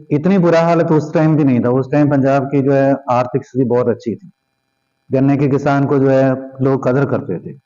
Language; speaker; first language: Hindi; non-native, local second language; Punjabi